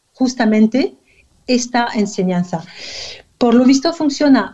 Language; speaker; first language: Spanish; non-native, fluent; French